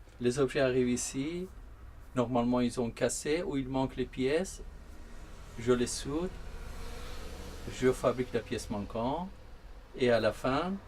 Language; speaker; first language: French; non-native, fluent; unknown